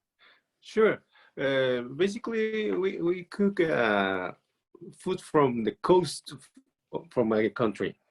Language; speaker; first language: English; non-native, learner; Spanish